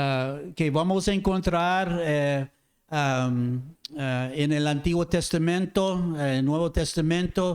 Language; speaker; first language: Spanish; non-native, fluent; English